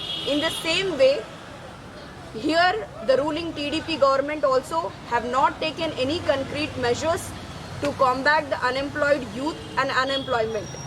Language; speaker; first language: English; non-native, local second language; Telugu